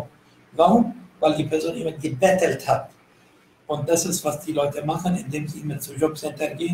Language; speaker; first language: German; non-native, fluent; Arabic